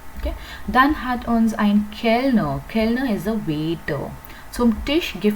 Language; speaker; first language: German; non-native, learner; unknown